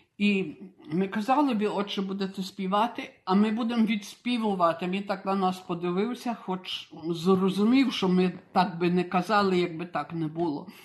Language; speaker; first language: Ukrainian; early bilingual, heritage; Ukrainian